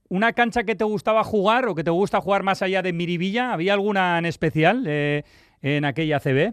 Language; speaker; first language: Spanish; native; Spanish